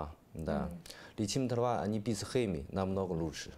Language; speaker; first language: Russian; non-native, learner; Chinese